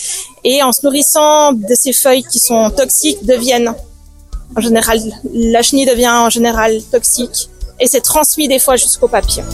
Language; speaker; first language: French; native; French